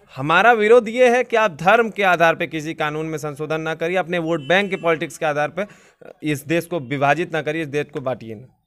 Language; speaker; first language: Hindi; native; Hindi